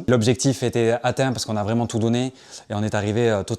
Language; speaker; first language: French; native; French